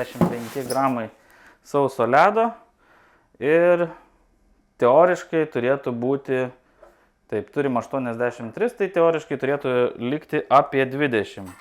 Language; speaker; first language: Lithuanian; native; Lithuanian